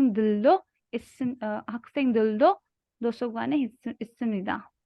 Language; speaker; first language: Korean; non-native, learner; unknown